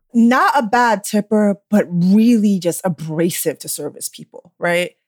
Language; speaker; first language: English; early bilingual, other home language; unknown